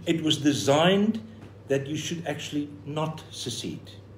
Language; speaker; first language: English; non-native, local second language; Afrikaans